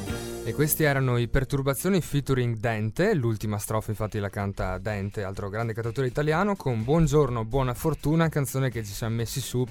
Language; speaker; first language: Italian; native; Italian